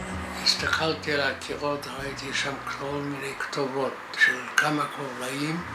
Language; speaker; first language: Hebrew; non-native, fluent; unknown